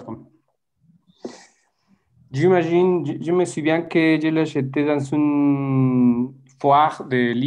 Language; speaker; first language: French; non-native, fluent; Spanish